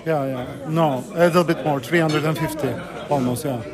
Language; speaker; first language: English; non-native, fluent; Turkish